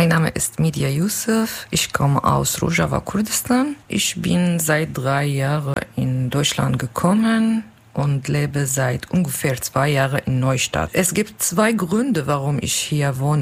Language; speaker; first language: German; non-native, learner; Kurdish